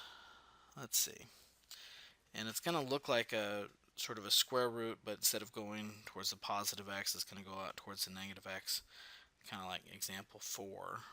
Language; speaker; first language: English; native; English